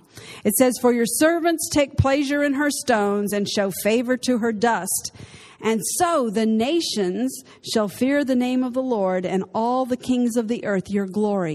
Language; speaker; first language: English; native; English